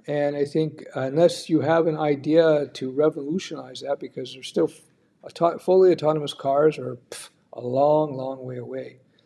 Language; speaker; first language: English; native; English